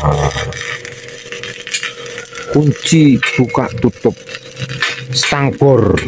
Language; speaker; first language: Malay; non-native, local second language; Javanese